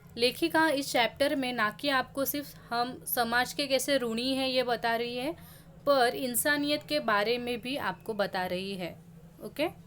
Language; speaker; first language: Hindi; non-native, local second language; Marathi